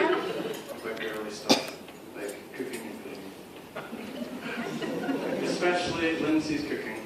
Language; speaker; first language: English; native; English